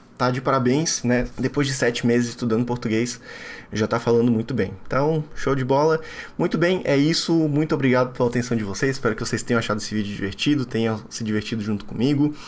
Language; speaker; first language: Portuguese; non-native, fluent; Russian